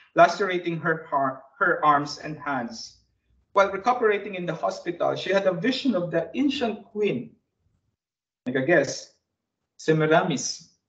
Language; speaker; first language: English; non-native, local second language; Bikol